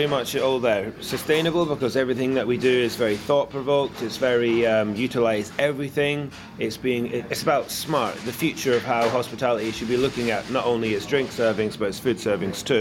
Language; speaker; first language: English; native; English